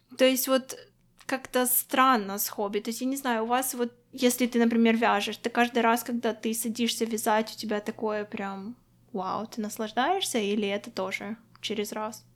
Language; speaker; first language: Russian; non-native, local second language; Ukrainian